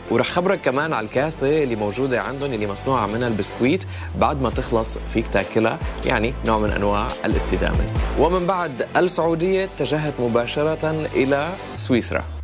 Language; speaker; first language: Arabic; native; Arabic